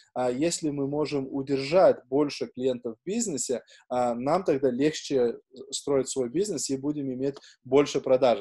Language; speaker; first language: Russian; non-native, fluent; Lithuanian